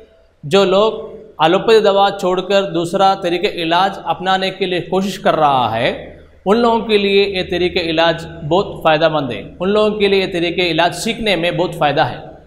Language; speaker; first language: Hindi; non-native, local second language; Malayalam